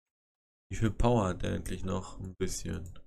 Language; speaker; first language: German; native; German